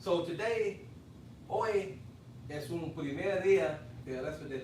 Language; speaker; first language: Spanish; non-native, fluent; English